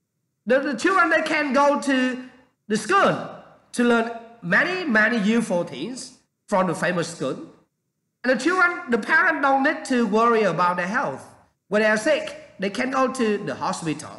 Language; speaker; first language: English; non-native, learner; Vietnamese